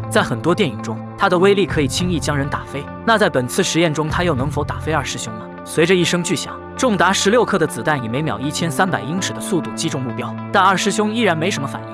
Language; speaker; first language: Chinese; native; Chinese